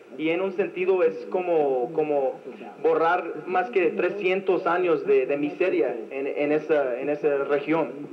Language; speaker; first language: Spanish; non-native, fluent; English